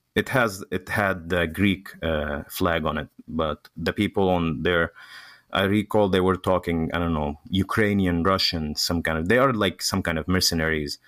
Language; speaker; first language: English; non-native, fluent; Arabic